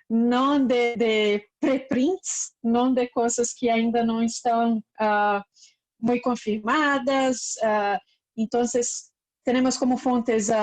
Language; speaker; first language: Spanish; non-native, learner; Portuguese